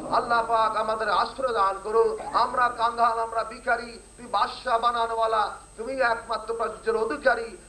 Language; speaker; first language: Bangla; non-native, fluent; Urdu